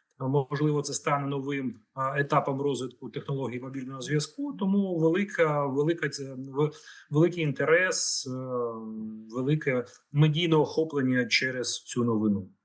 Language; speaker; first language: Ukrainian; native; Ukrainian